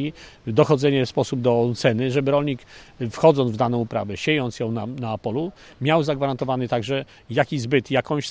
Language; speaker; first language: Polish; native; Polish